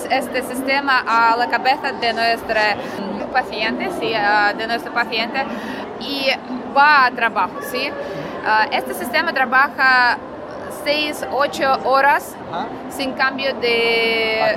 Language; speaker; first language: Spanish; non-native, learner; Russian